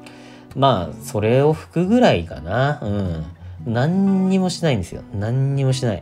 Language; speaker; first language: Japanese; native; Japanese